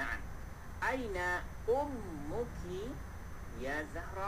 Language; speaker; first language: Arabic; non-native, fluent; Malay